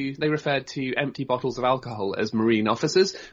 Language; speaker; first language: English; native; English